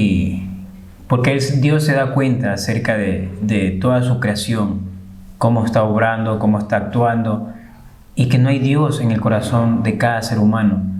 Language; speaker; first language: Spanish; native; Spanish